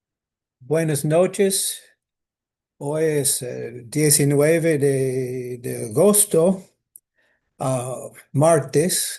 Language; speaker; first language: Spanish; non-native, fluent; English